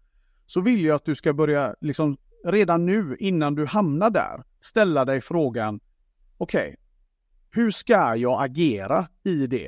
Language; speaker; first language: Swedish; native; Swedish